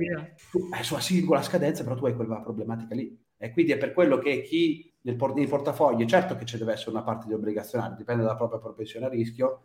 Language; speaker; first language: Italian; native; Italian